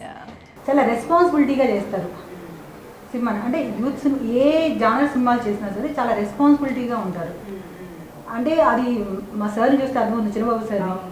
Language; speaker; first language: Telugu; native; Telugu